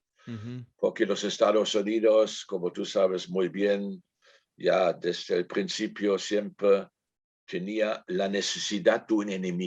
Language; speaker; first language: Spanish; non-native, fluent; German